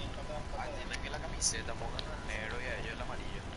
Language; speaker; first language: Spanish; native; Spanish